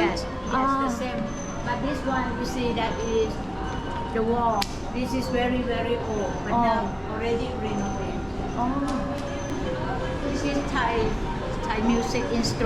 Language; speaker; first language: English; non-native, fluent; Thai